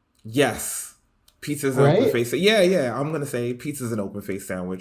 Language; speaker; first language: English; native; English